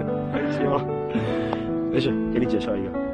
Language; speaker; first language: Chinese; early bilingual, heritage; Chinese